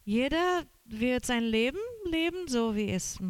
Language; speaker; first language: German; non-native, fluent; Portuguese